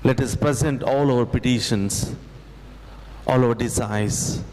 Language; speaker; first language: English; non-native, local second language; Telugu